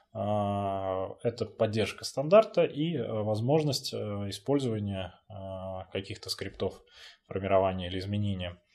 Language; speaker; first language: Russian; native; Russian